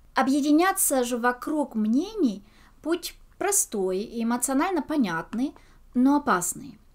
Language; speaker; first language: Russian; early bilingual, heritage; Russian